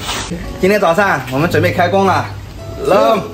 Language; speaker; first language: Chinese; native; Chinese